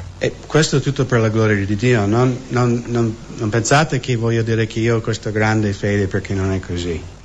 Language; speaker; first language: Italian; non-native, fluent; English